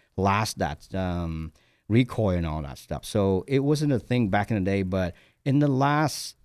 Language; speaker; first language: English; non-native, fluent; Vietnamese